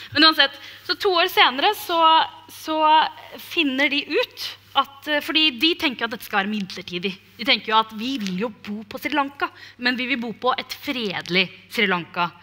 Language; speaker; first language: Norwegian; early bilingual, other home language; Tamil